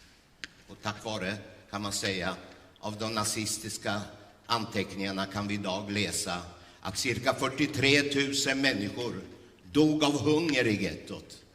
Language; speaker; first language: Swedish; early bilingual, other home language; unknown